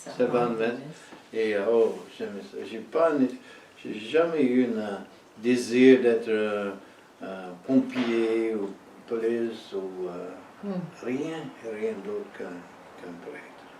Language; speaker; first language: French; early bilingual, heritage; French